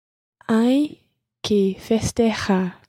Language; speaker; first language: Spanish; non-native, learner; English